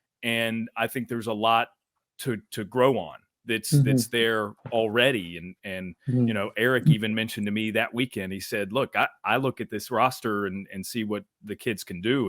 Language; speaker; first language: English; native; English